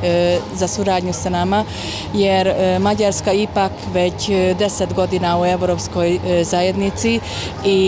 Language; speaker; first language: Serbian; non-native, fluent; Hungarian